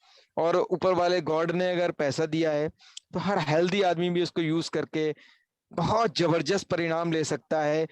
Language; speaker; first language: Hindi; native; Hindi